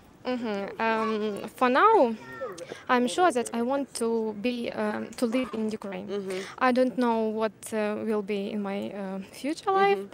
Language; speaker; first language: English; non-native, learner; Ukrainian